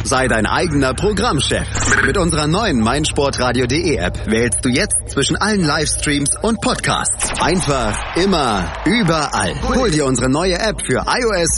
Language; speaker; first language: German; native; German